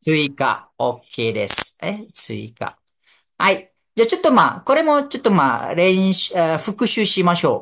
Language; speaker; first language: Japanese; non-native, fluent; Malay